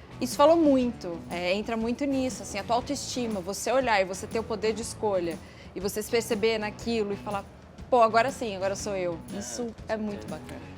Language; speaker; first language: Portuguese; native; Portuguese